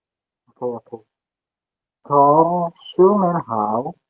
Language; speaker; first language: Chinese; non-native, learner; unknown